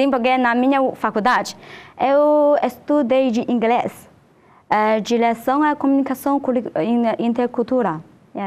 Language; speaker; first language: Portuguese; non-native, learner; Chinese